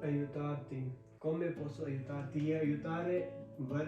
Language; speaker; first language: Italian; non-native, fluent; Hindi